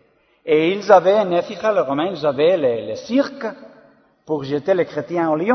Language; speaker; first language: French; non-native, learner; Spanish